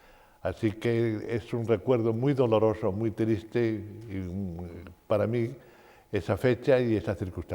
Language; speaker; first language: Spanish; native; Spanish